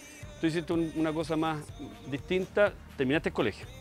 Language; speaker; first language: Spanish; native; Spanish